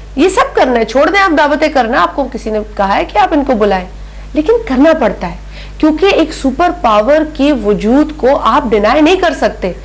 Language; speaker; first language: Urdu; non-native, local second language; Sindhi